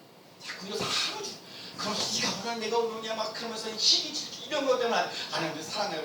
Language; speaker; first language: Korean; native; Korean